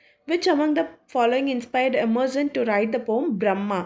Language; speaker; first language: English; non-native, local second language; Tamil